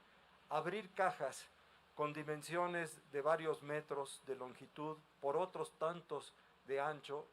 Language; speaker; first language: Spanish; native; Spanish